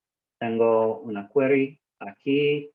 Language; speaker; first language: Spanish; non-native, learner; English